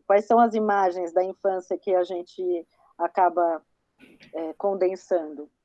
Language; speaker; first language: Portuguese; native; Portuguese